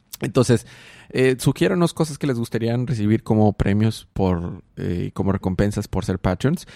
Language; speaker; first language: Spanish; native; Spanish